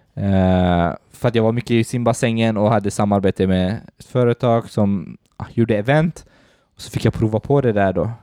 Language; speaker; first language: Swedish; early bilingual, other home language; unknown